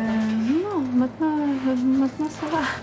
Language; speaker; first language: French; non-native, learner; Ukrainian